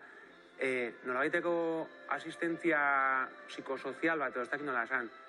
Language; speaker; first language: Basque; native; Basque